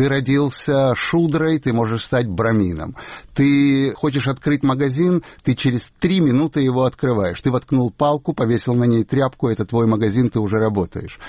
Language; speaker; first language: Russian; native; Russian